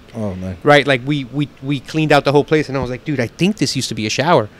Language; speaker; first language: English; native; English